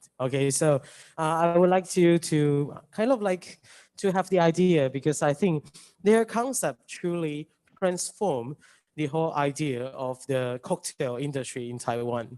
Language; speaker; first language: English; non-native, fluent; Chinese